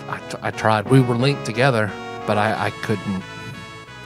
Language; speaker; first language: English; native; English